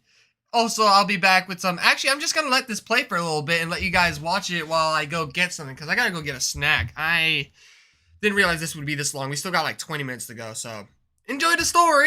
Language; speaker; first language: English; native; English